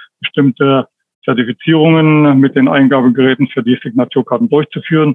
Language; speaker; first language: German; native; German